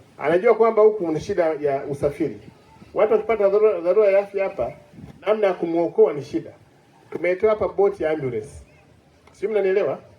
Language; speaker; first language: Swahili; native; Swahili